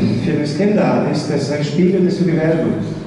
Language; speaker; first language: German; non-native, fluent; Slovenian